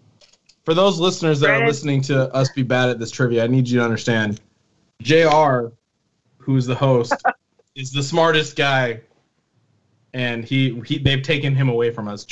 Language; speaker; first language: English; native; English